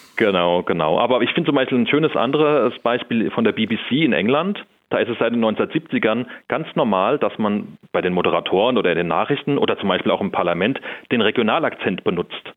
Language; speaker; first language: German; native; German